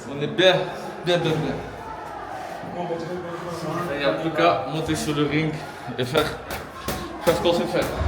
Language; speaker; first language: French; native; French